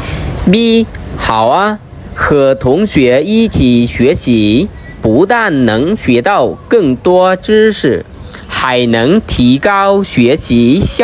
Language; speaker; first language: Chinese; non-native, fluent; Khmer